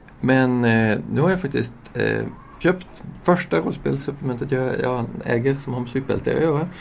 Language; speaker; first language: Swedish; native; Swedish